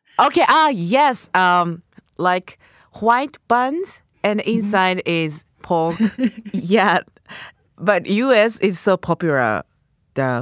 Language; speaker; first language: English; non-native, learner; Japanese